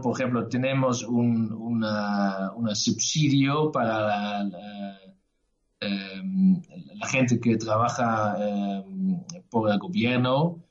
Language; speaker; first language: Spanish; non-native, learner; Dutch